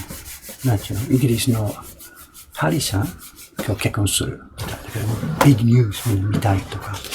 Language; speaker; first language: Japanese; non-native, fluent; English